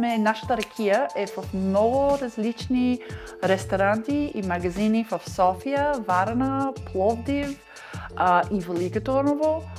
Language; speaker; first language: Bulgarian; non-native, learner; English